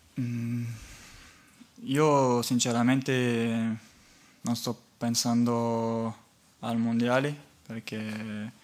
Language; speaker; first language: Italian; non-native, fluent; French